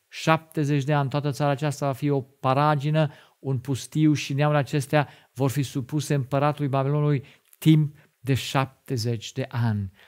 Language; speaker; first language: Romanian; non-native, fluent; German